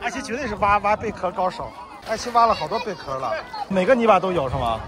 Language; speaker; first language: Chinese; native; Chinese